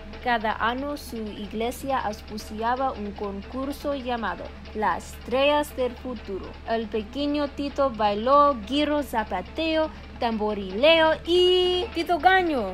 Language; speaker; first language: Spanish; non-native, learner; English